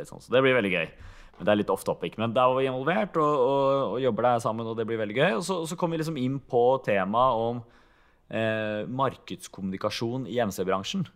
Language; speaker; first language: Norwegian; early bilingual, other home language; Hungarian